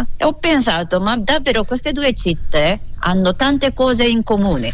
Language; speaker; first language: Italian; non-native, learner; Japanese